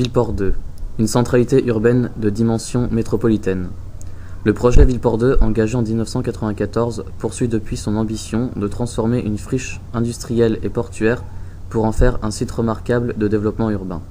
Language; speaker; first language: French; native; French